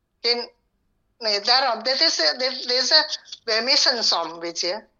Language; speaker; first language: Dutch; non-native, learner; Indonesian